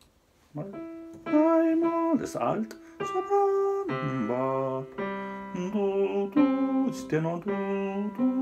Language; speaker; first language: German; non-native, fluent; Japanese